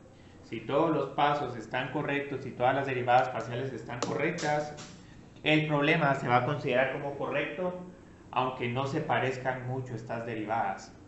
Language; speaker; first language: Spanish; native; Spanish